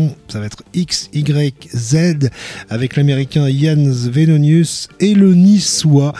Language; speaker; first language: French; native; French